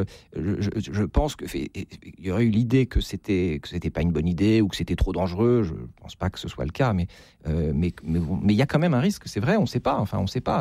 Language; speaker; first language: French; native; French